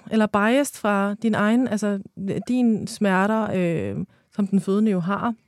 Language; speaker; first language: Danish; early bilingual, other home language; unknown